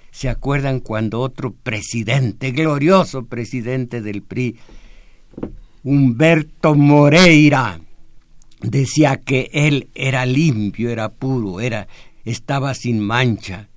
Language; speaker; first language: Spanish; native; Spanish